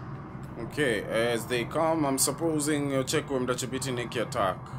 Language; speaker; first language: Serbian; early bilingual, heritage; English